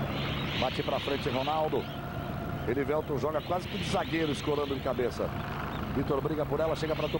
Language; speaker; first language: Portuguese; native; Portuguese